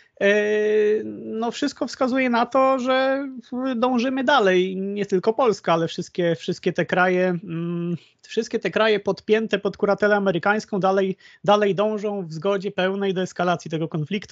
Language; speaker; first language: Polish; native; Polish